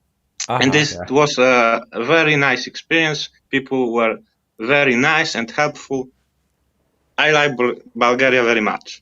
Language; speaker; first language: English; non-native, fluent; Polish